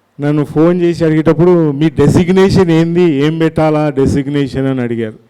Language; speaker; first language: Telugu; non-native, local second language; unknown